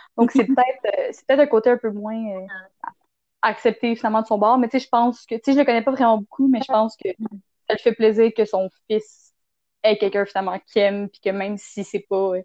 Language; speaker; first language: French; native; French